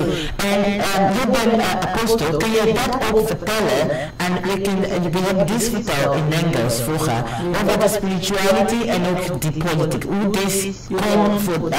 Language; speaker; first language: Dutch; non-native, learner; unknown